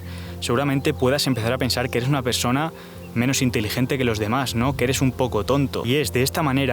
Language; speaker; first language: Spanish; native; Spanish